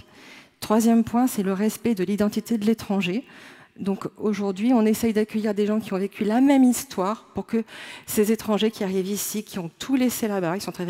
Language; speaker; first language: French; native; French